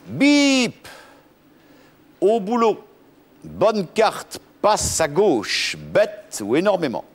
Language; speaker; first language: French; native; French